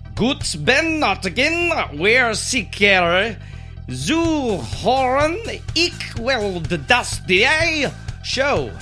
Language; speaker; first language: German; non-native, learner; English